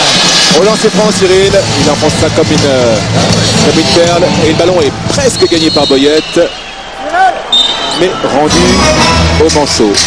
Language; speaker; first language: French; native; French